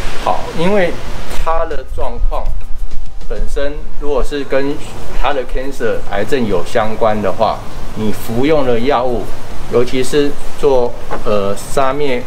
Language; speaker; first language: Chinese; native; Chinese